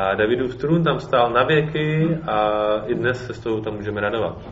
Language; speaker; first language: Czech; native; Czech